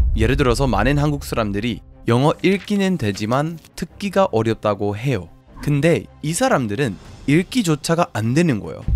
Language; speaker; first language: Korean; non-native, fluent; English